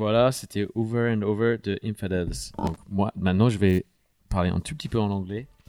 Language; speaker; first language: French; non-native, fluent; English